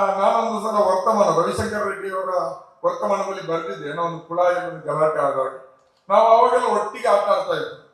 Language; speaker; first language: Kannada; non-native, local second language; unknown